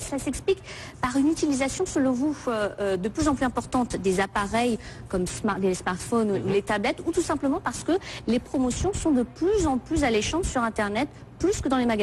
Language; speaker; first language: French; native; French